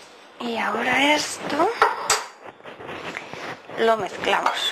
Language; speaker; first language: Spanish; native; Spanish